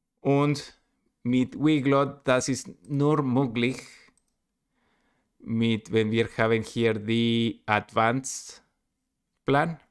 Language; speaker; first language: German; non-native, learner; Spanish